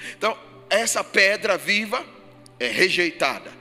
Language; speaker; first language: Portuguese; non-native, fluent; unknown